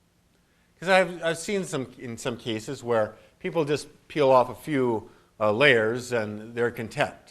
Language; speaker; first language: English; native; English